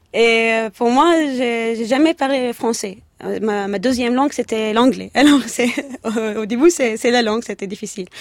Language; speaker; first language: French; non-native, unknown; Arabic